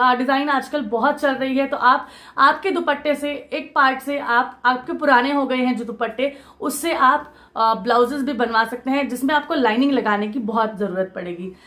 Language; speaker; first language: Hindi; non-native, local second language; Marathi